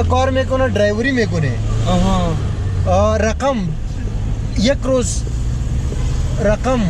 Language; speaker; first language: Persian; non-native, learner; Urdu